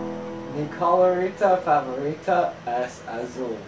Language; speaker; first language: Spanish; non-native, learner; English